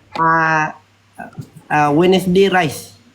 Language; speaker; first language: English; non-native, learner; Malay